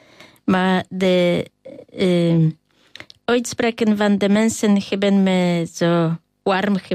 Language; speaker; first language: Dutch; non-native, learner; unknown